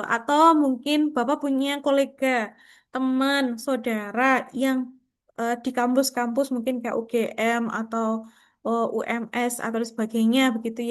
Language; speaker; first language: Indonesian; native; Indonesian